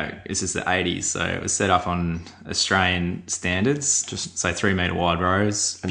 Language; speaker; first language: English; native; English